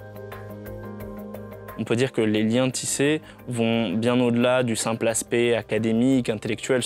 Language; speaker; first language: French; native; French